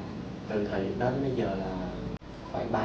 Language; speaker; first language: Vietnamese; native; Vietnamese